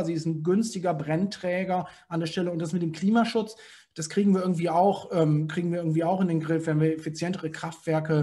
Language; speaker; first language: German; native; German